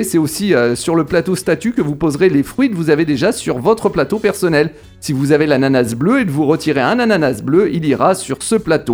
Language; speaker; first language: French; native; French